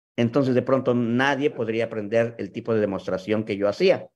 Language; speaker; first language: Spanish; native; Spanish